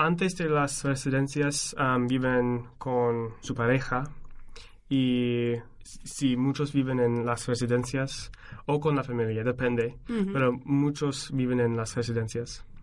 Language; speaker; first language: Spanish; non-native, fluent; English